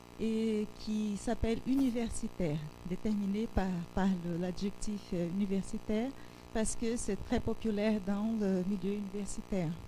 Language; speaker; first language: French; non-native, fluent; Portuguese